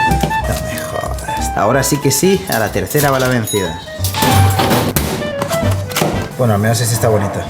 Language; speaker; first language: Spanish; native; Spanish